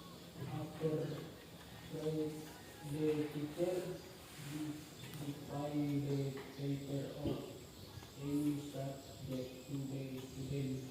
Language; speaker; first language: English; non-native, learner; Indonesian